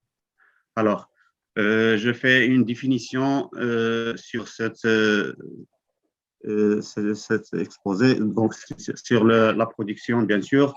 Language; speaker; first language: French; non-native, local second language; Arabic